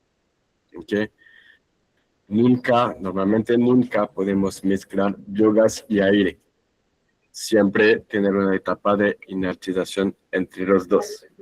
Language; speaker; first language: Spanish; non-native, fluent; French